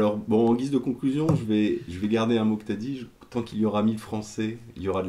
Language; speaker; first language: French; native; French